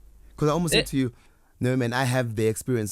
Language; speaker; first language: English; non-native, local second language; Zulu